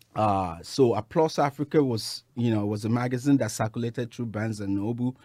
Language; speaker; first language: English; non-native, local second language; Yoruba